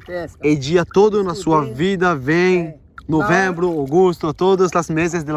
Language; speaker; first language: Portuguese; non-native, learner; French